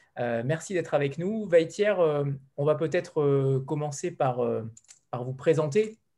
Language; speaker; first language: French; native; French